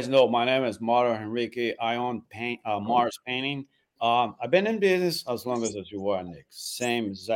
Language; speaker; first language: English; non-native, fluent; Portuguese